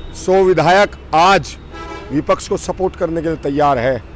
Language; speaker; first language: Hindi; native; Hindi